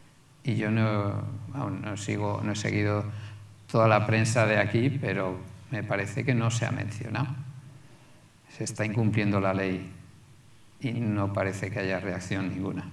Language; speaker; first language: Spanish; native; Spanish